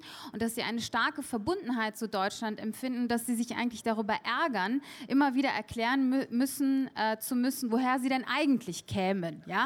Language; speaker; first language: German; early bilingual, other home language; Turkish